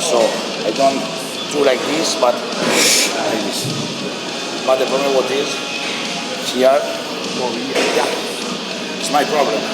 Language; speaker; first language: English; non-native, learner; Italian